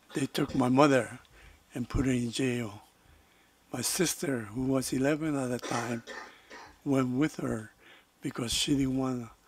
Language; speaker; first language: English; non-native, fluent; Spanish